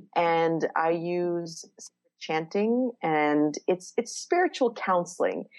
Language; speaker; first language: English; non-native, fluent; Hebrew